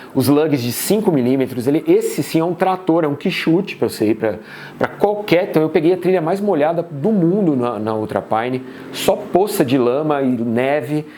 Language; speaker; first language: Portuguese; native; Portuguese